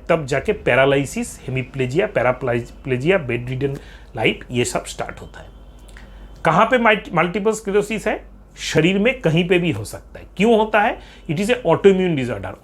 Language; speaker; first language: Hindi; non-native, local second language; Bangla